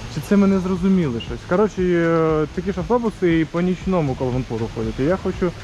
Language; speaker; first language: Ukrainian; non-native, local second language; Russian